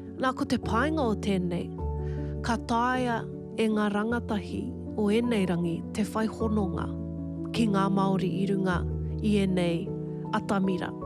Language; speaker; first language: Māori; non-native, local second language; English